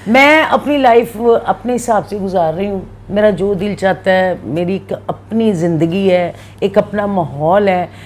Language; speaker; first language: Urdu; non-native, local second language; Punjabi